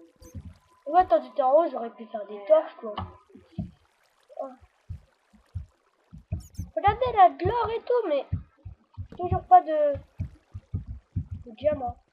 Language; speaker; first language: French; native; French